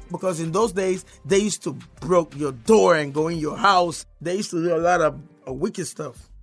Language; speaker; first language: English; non-native, fluent; Spanish